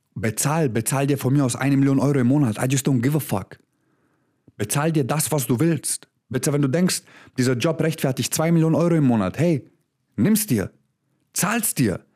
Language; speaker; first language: German; early bilingual, other home language; Croatian